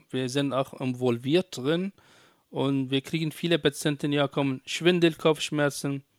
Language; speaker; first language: German; non-native, fluent; Arabic